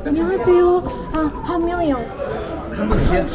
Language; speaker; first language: Korean; non-native, learner; Japanese